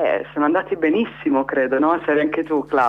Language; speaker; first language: Italian; native; Italian